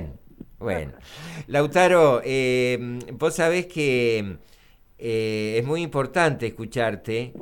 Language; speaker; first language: Spanish; native; Spanish